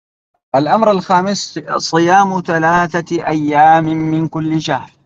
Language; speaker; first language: Arabic; native; Arabic